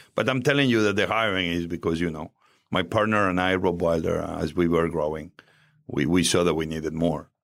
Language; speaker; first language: English; non-native, fluent; Spanish